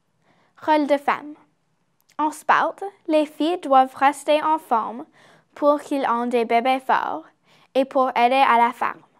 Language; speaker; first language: French; non-native, learner; English